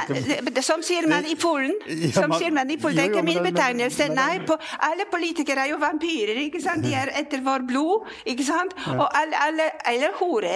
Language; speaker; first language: Norwegian; non-native, fluent; Polish